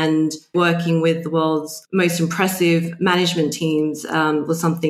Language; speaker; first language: English; native; English